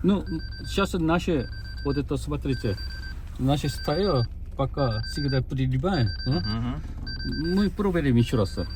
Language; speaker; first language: Russian; non-native, learner; Korean